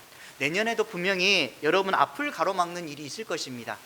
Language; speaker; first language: Korean; native; Korean